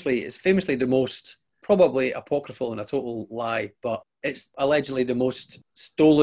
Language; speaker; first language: English; native; English